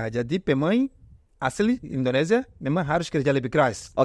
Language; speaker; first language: Indonesian; non-native, fluent; Portuguese